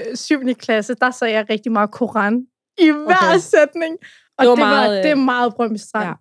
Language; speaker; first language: Danish; native; Danish